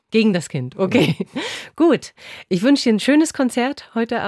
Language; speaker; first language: German; native; German